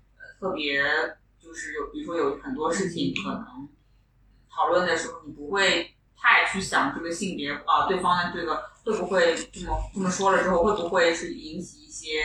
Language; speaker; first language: Chinese; non-native, local second language; Wu Chinese